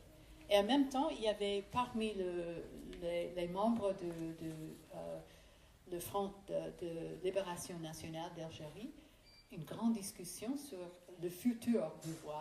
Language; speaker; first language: French; non-native, fluent; English